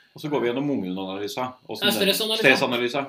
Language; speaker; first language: Norwegian; native; Norwegian